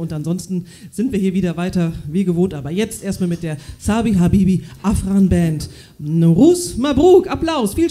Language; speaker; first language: German; native; German